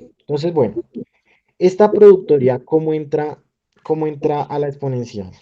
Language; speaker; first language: Spanish; native; Spanish